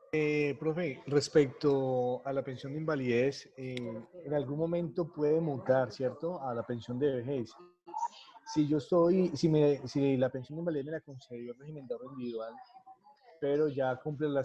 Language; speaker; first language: Spanish; native; Spanish